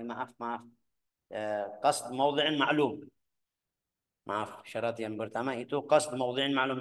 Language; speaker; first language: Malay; non-native, fluent; Arabic